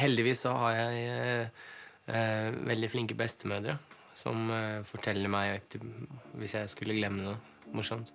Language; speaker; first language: Norwegian; early bilingual, other home language; Russian